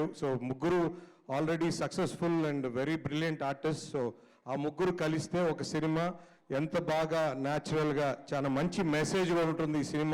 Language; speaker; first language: Telugu; native; Telugu